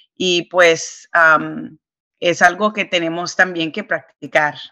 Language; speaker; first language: Spanish; early bilingual, heritage; Spanish